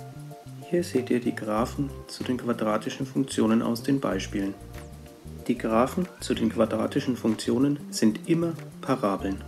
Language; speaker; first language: German; native; German